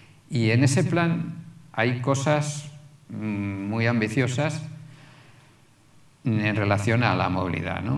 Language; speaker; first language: Spanish; native; Spanish